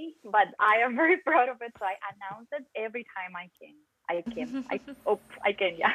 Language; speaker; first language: English; non-native, fluent; Spanish